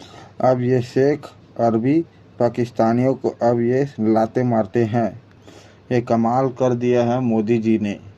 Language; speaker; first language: Hindi; native; Hindi